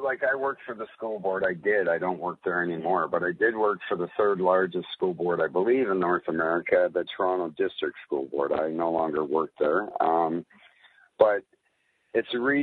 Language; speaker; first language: English; native; English